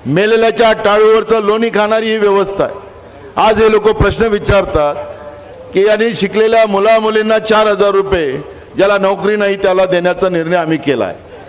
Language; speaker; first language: Marathi; native; Marathi